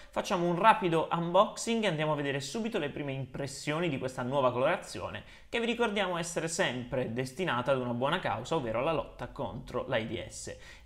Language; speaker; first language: Italian; native; Italian